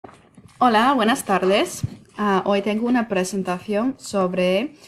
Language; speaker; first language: Spanish; non-native, fluent; English